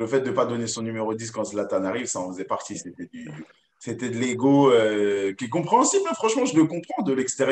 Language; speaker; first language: French; native; French